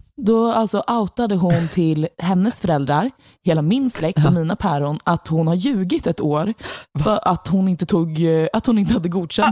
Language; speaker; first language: Swedish; native; Swedish